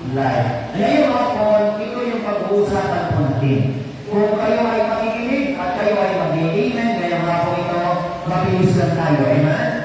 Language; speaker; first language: Filipino; non-native, local second language; Iloko